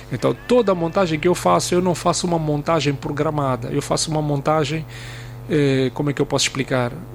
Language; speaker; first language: Portuguese; native; Portuguese